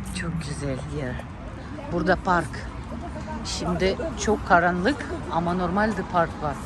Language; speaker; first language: Turkish; non-native, local second language; Russian